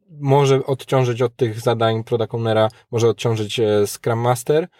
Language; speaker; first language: Polish; native; Polish